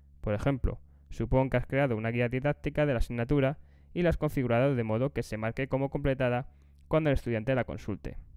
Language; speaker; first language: Spanish; native; Spanish